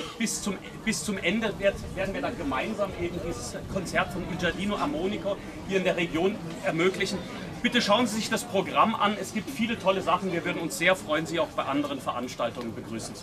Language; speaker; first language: German; native; German